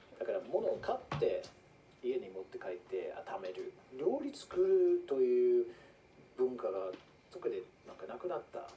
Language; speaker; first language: Japanese; non-native, fluent; English